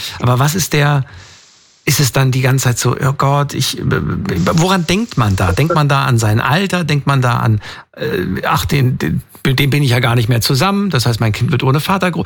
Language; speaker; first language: German; native; German